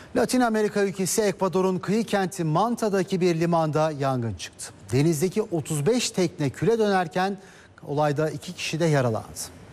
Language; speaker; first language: Turkish; native; Turkish